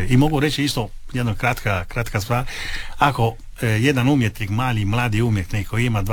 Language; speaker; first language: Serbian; non-native, fluent; Italian